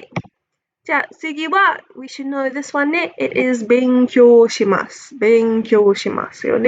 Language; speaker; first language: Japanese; non-native, fluent; English